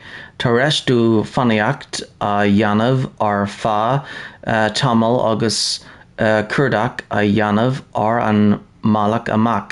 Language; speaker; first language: Irish; non-native, learner; English